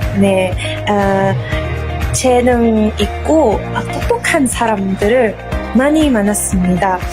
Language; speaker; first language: Korean; non-native, learner; Malay